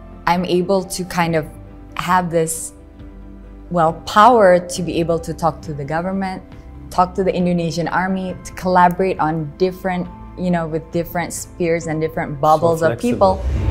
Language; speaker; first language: English; early bilingual, other home language; Indonesian